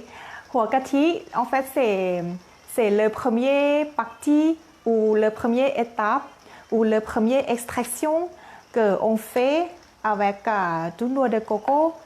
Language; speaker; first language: French; non-native, learner; Thai